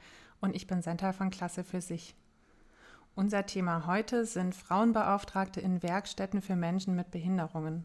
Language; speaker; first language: German; native; German